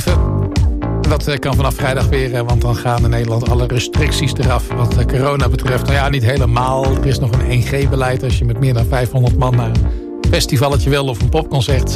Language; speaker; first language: Dutch; native; Dutch